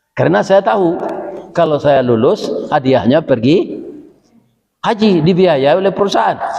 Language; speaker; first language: Malay; non-native, local second language; Minangkabau